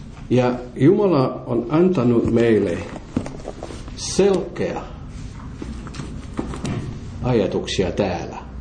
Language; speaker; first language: Finnish; non-native, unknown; Morisyen